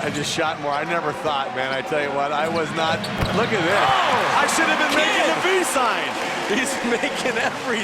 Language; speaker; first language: English; native; English